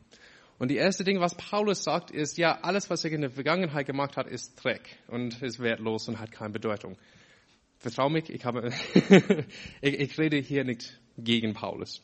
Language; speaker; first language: German; non-native, fluent; English